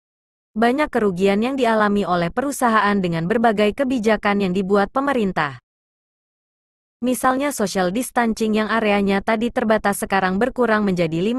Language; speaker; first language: Indonesian; native; Indonesian